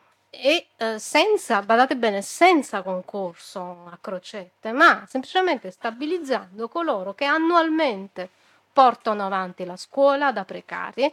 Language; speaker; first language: Italian; native; Italian